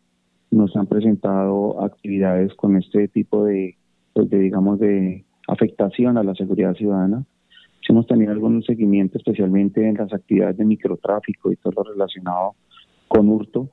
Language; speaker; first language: Spanish; native; Spanish